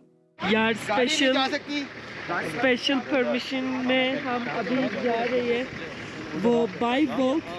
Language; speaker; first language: Hindi; non-native, fluent; Turkish